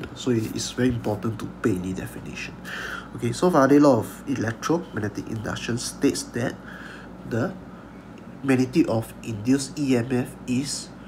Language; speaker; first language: English; non-native, local second language; Chinese